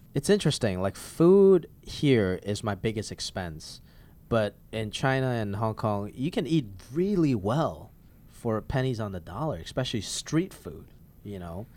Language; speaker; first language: English; non-native, local second language; Cantonese